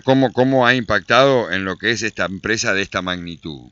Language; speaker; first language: Spanish; native; Spanish